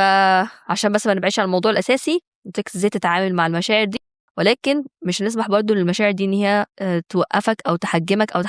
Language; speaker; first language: Arabic; native; Arabic